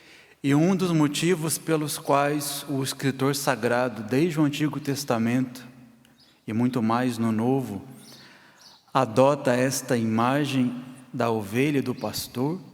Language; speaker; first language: Portuguese; native; Portuguese